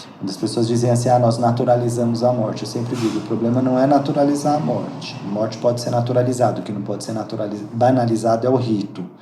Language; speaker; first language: Portuguese; native; Portuguese